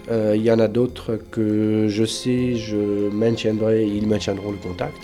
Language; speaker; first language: French; non-native, local second language; Arabic